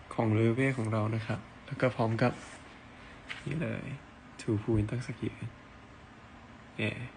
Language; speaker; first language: Thai; native; Thai